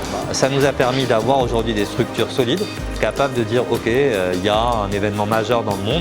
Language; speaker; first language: French; native; French